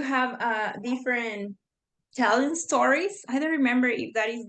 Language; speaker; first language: English; non-native, fluent; Spanish